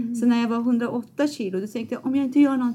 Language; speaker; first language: Swedish; non-native, fluent; Persian